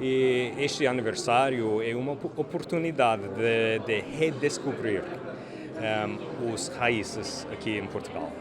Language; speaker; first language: Portuguese; early bilingual, heritage; English